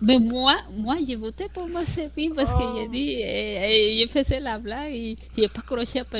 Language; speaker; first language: French; non-native, fluent; Spanish